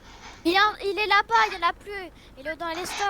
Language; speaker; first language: French; native; French